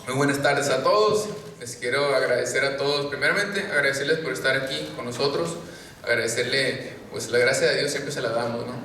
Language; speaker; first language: Spanish; early bilingual, heritage; Spanish